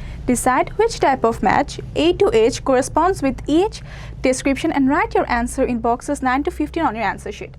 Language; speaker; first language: English; non-native, local second language; Bangla